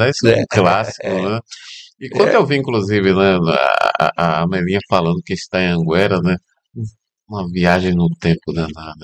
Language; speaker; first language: Portuguese; native; Portuguese